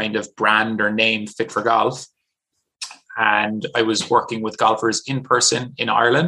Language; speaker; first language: English; native; English